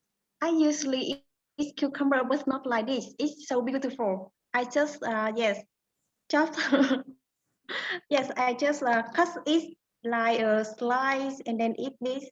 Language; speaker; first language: English; non-native, learner; Vietnamese